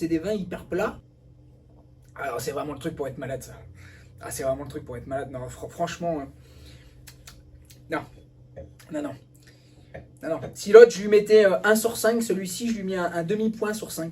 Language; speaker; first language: French; native; French